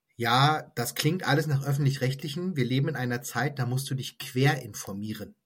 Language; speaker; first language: German; native; German